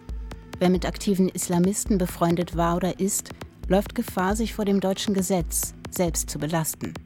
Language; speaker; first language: German; native; German